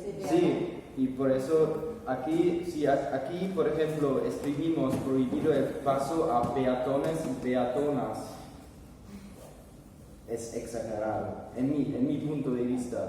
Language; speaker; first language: Spanish; non-native, fluent; German